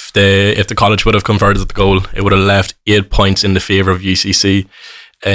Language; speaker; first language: English; native; English